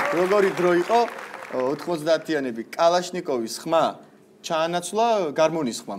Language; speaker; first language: Georgian; native; Georgian